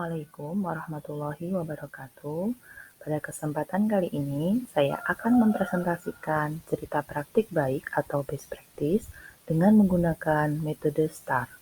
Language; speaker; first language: Indonesian; native; Indonesian